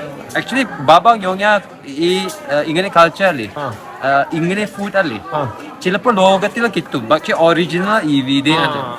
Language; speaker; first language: Malayalam; early bilingual, heritage; Malayalam